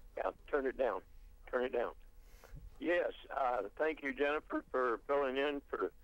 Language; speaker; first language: English; native; English